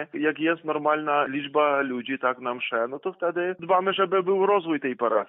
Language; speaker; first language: Polish; non-native, fluent; Ukrainian